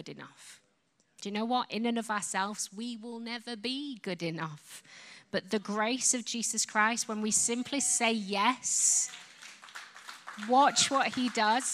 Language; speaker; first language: English; native; English